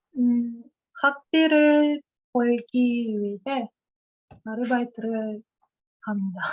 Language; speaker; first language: Korean; non-native, learner; Russian